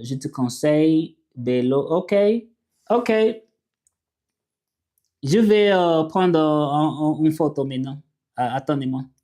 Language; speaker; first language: French; non-native, learner; English